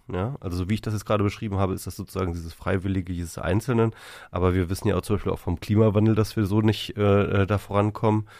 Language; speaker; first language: German; native; German